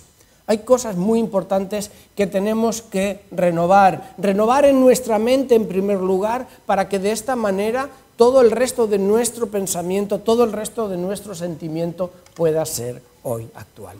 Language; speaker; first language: Spanish; native; Spanish